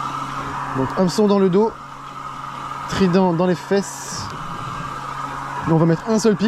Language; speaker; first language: French; native; French